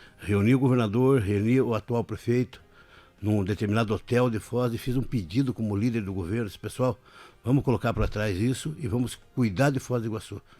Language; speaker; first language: Portuguese; native; Portuguese